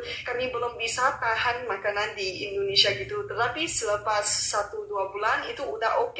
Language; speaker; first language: Indonesian; non-native, local second language; Malay